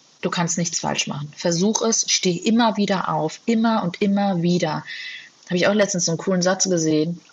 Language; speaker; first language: German; native; German